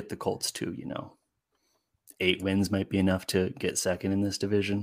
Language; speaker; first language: English; native; English